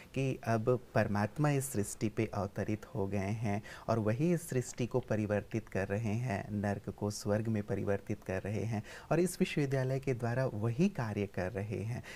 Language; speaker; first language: Hindi; native; Hindi